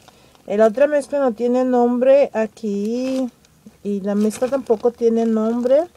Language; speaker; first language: Spanish; early bilingual, heritage; Spanish